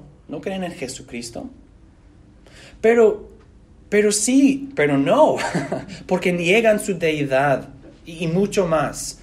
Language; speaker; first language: Spanish; non-native, fluent; English